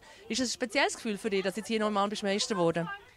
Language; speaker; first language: German; native; German